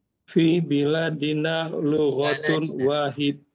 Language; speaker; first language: Arabic; non-native, learner; Indonesian